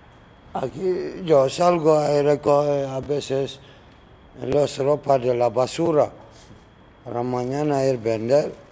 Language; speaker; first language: Spanish; non-native, learner; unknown